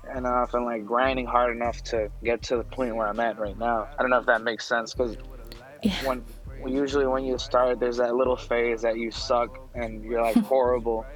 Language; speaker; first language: English; non-native, fluent; Spanish